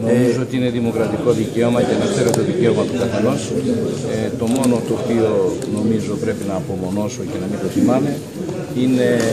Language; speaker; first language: Greek; native; Greek